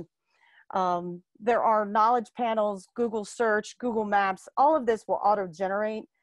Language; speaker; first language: English; native; English